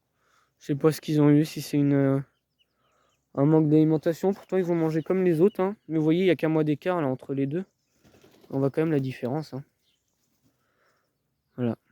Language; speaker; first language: French; native; French